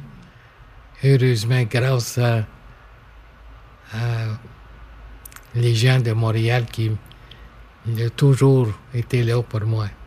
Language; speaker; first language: French; non-native, local second language; English